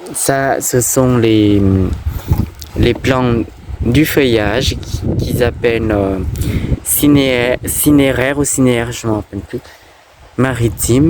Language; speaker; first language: French; non-native, fluent; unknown